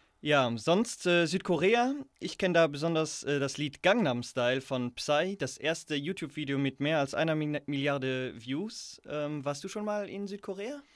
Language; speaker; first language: German; native; German